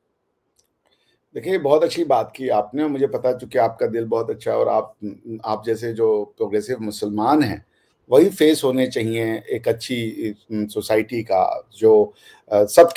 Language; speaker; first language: Hindi; native; Hindi